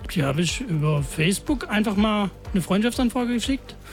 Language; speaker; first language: German; native; German